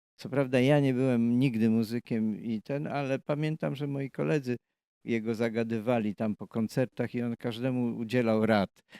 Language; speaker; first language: Polish; native; Polish